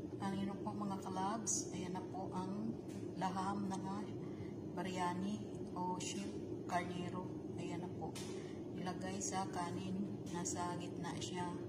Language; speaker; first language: Filipino; non-native, local second language; Cebuano